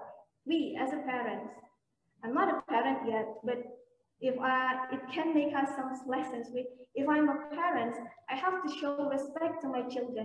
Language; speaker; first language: English; non-native, learner; Indonesian